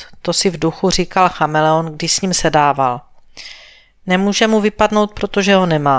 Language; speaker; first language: Czech; native; Czech